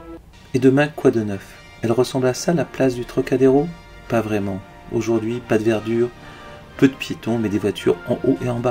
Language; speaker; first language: French; native; French